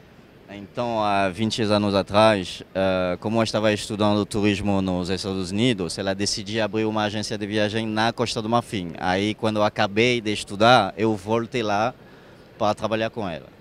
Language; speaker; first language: Portuguese; non-native, fluent; French